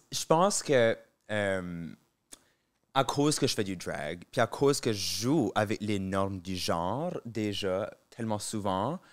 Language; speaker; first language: French; native; French